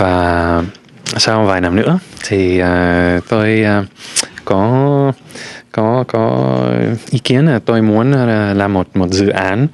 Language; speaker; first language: Vietnamese; non-native, fluent; English